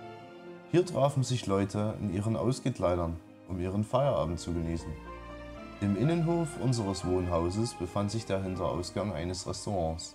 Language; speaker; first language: German; native; German